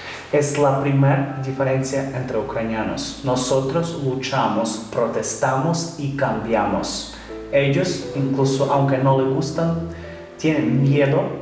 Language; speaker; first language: Spanish; non-native, fluent; Ukrainian